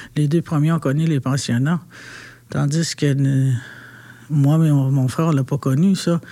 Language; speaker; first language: French; non-native, local second language; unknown